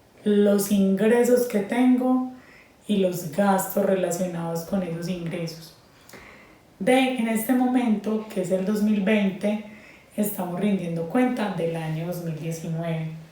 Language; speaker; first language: Spanish; native; Spanish